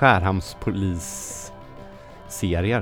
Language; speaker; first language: Swedish; native; Swedish